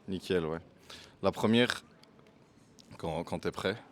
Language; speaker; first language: French; native; French